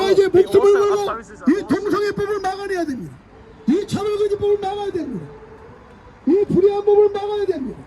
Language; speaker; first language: Korean; native; Korean